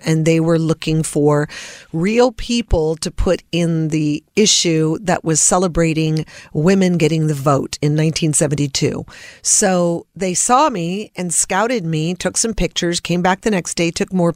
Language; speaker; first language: English; native; English